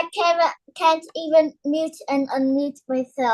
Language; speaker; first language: English; non-native, learner; Vietnamese